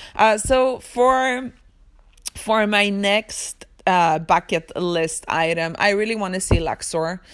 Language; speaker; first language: English; early bilingual, other home language; Swedish